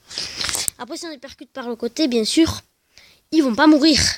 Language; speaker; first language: French; native; French